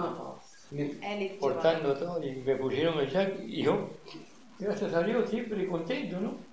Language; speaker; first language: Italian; non-native, learner; Spanish